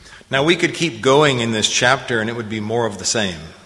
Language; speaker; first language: English; native; English